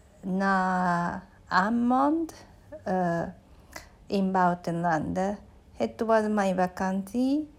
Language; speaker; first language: Dutch; non-native, learner; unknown